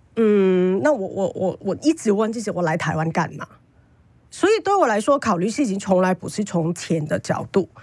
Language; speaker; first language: Chinese; non-native, fluent; Cantonese